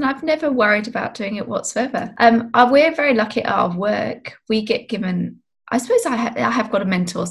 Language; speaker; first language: English; native; English